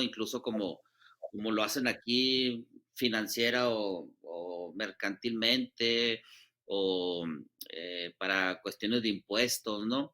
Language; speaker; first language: Spanish; native; Spanish